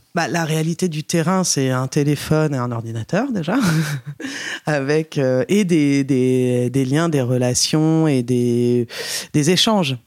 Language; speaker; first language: French; native; French